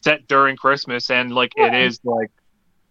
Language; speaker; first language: English; native; English